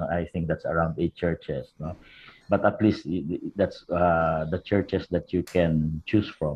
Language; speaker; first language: English; non-native, local second language; Filipino